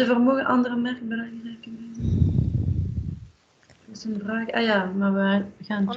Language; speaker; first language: Dutch; non-native, local second language; French